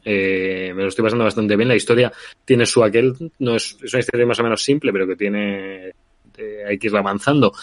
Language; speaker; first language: Spanish; native; Spanish